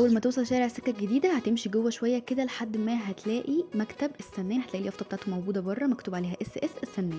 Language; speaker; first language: Arabic; native; Arabic